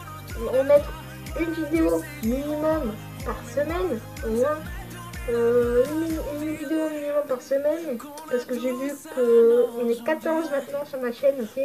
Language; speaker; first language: French; native; French